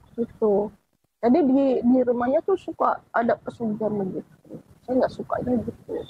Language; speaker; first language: Indonesian; native; Indonesian